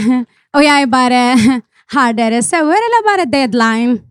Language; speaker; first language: Norwegian; non-native, fluent; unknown